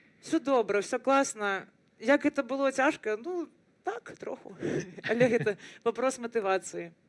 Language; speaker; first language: Belarusian; non-native, local second language; Russian